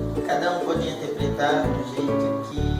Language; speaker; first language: Portuguese; non-native, local second language; Haitian Creole